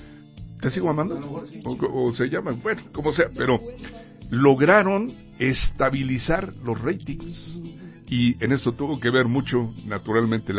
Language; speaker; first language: Spanish; native; Spanish